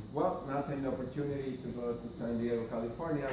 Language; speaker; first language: English; non-native, fluent; Spanish